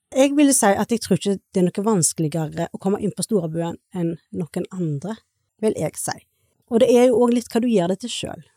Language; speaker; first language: Norwegian; native; Norwegian